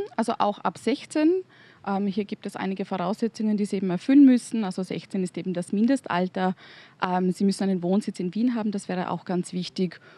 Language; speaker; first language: German; native; German